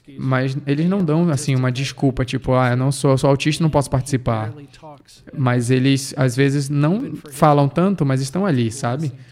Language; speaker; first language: Portuguese; non-native, fluent; English